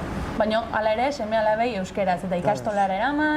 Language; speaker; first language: Basque; native; Basque